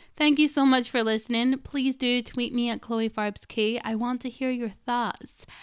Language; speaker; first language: English; native; English